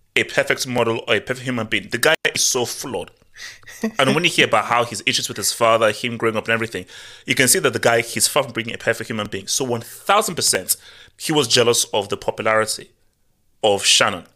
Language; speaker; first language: English; non-native, local second language; Yoruba